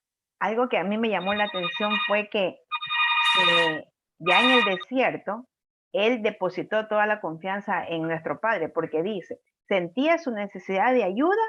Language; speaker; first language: Spanish; native; Spanish